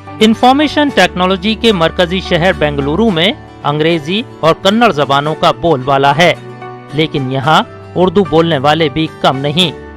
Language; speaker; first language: Urdu; native; Urdu